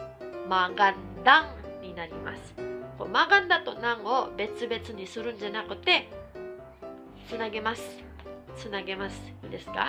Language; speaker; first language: Japanese; non-native, local second language; Filipino